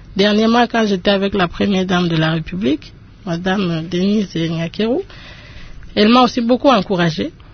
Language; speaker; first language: French; non-native, local second language; Lingala